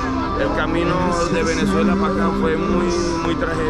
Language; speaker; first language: Spanish; native; Spanish